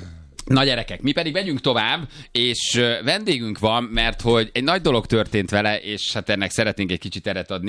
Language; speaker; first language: Hungarian; native; Hungarian